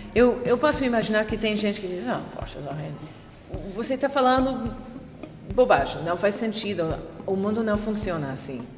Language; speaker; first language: Portuguese; non-native, fluent; English